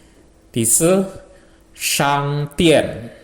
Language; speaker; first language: Chinese; non-native, fluent; Indonesian